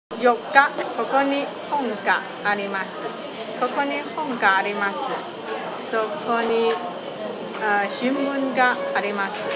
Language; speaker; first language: Japanese; non-native, learner; Chinese